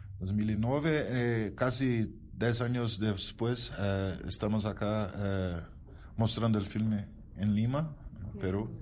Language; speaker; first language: Spanish; non-native, learner; Portuguese